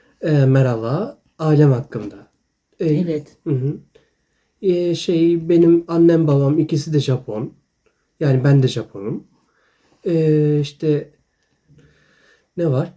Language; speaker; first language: Turkish; early bilingual, other home language; Japanese